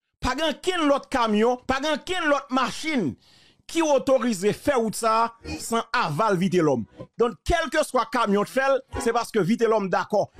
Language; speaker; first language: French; non-native, local second language; Haitian Creole